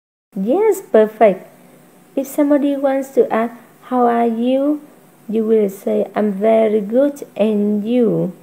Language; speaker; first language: English; non-native, fluent; Vietnamese